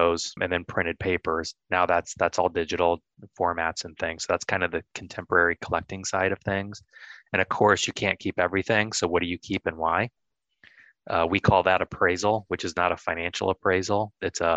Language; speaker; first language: English; native; English